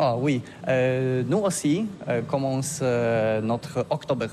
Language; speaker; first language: French; non-native, learner; Polish